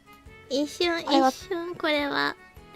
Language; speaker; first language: Japanese; native; Japanese